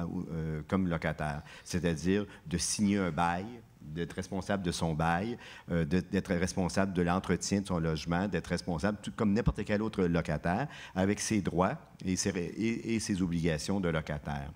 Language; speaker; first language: French; native; French